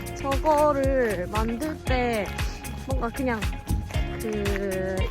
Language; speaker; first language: Korean; native; Korean